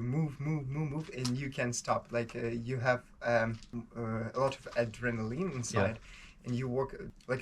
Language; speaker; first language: English; non-native, learner; Ukrainian